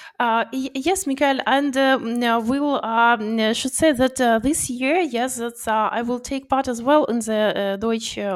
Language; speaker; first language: English; non-native, learner; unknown